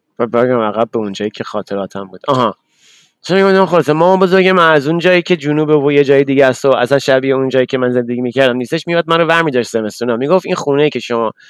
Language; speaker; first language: Persian; early bilingual, other home language; English